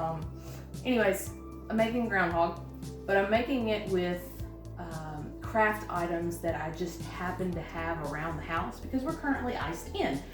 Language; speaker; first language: English; native; English